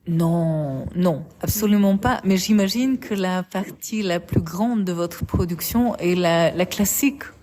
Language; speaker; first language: French; native; French